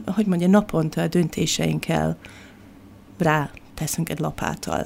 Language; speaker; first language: Hungarian; non-native, fluent; English